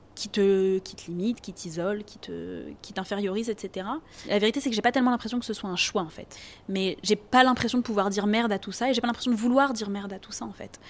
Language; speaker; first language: French; native; French